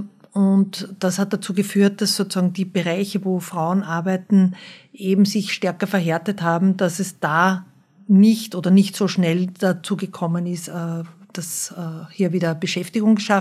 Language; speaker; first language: German; native; German